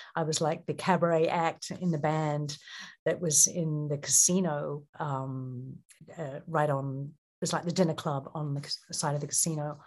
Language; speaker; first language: English; native; English